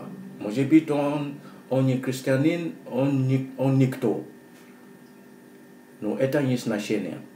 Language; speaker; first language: Russian; non-native, learner; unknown